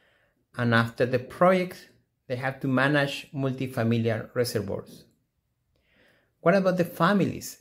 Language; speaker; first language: English; non-native, fluent; Spanish